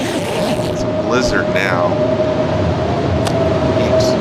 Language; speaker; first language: English; native; English